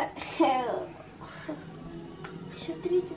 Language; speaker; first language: Russian; early bilingual, heritage; Russian